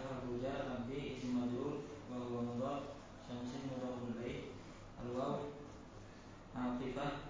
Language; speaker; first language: Arabic; non-native, learner; Indonesian